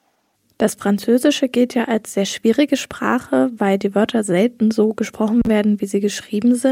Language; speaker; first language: German; native; German